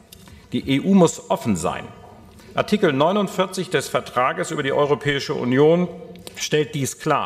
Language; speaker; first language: German; native; German